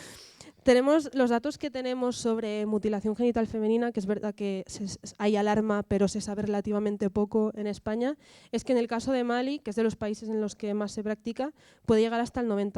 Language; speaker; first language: Spanish; native; Spanish